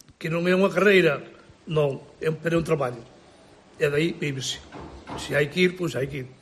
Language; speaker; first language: Galician; native; Galician